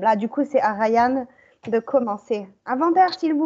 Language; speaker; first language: French; native; French